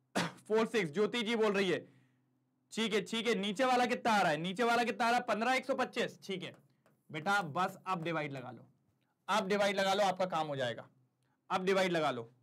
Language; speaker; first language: Hindi; native; Hindi